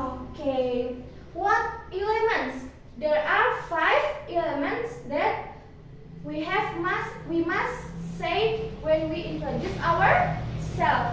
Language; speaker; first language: English; non-native, fluent; Indonesian